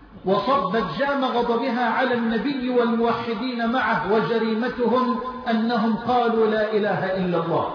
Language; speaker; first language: Arabic; native; Arabic